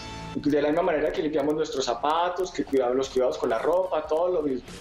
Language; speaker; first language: Spanish; native; Spanish